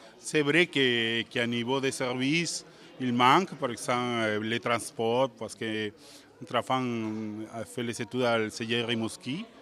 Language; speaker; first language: French; non-native, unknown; Spanish